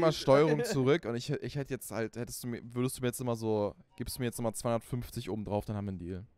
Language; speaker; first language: German; native; German